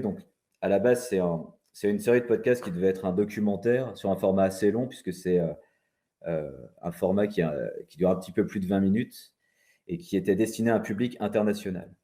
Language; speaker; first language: French; native; French